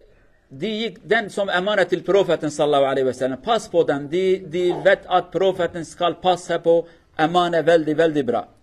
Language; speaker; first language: Swedish; non-native, learner; Kurdish